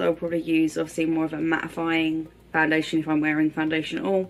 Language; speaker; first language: English; native; English